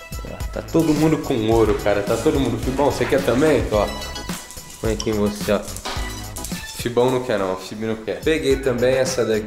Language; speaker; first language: Portuguese; native; Portuguese